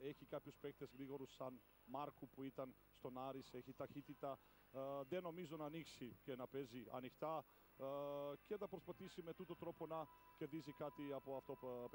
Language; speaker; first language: Greek; non-native, fluent; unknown